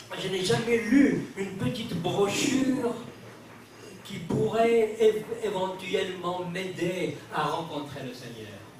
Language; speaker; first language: French; non-native, local second language; Kabyle